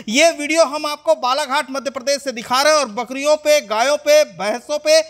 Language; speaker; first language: Hindi; native; Hindi